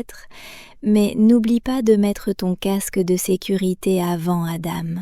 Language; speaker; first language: French; native; French